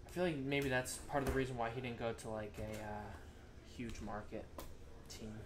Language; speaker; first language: English; native; English